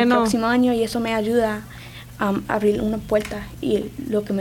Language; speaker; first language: Spanish; early bilingual, other home language; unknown